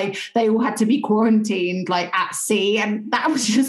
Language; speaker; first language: English; native; English